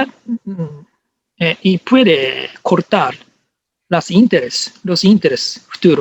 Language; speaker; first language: Spanish; non-native, learner; Japanese